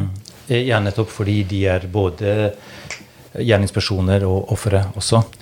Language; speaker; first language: Norwegian; non-native, fluent; Albanian